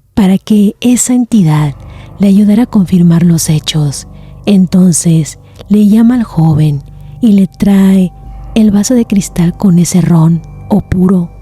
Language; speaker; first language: Spanish; native; Spanish